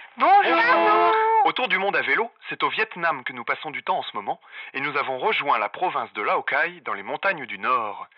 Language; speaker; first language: French; native; French